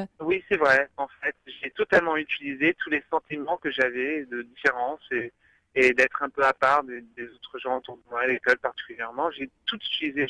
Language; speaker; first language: French; early bilingual, other home language; English